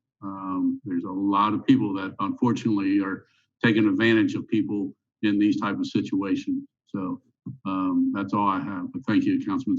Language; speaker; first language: English; native; English